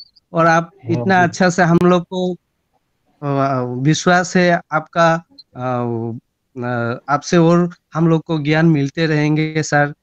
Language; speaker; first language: Hindi; non-native, local second language; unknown